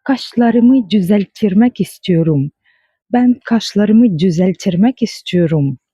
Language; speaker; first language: Turkish; non-native, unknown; Ukrainian